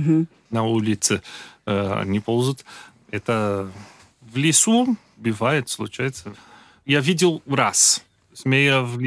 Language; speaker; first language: Russian; non-native, learner; Portuguese